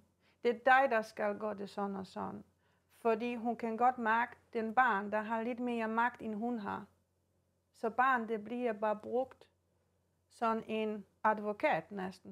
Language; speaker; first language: Danish; non-native, fluent; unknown